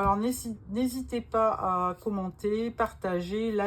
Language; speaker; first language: French; native; French